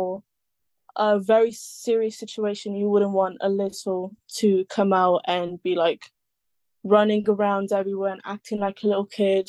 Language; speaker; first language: English; native; English